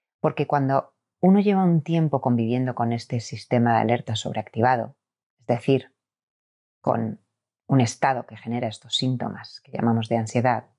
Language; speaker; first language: Spanish; native; Spanish